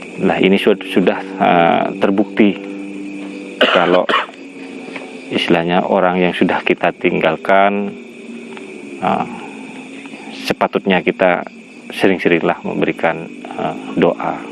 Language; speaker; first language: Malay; non-native, local second language; Madurese